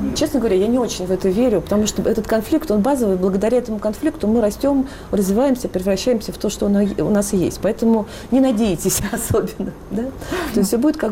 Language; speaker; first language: Russian; native; Russian